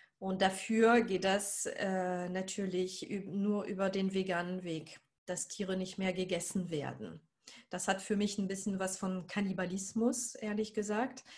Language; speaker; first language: German; non-native, fluent; French